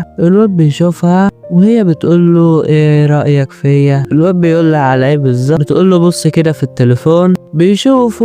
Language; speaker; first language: Arabic; native; Arabic